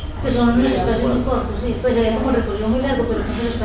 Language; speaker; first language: Spanish; native; Spanish